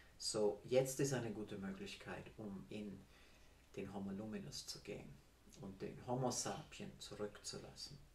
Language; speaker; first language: German; non-native, fluent; English